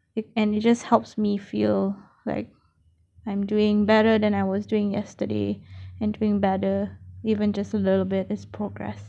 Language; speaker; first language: English; non-native, local second language; Malay